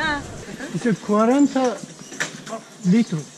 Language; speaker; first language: Spanish; non-native, learner; Turkish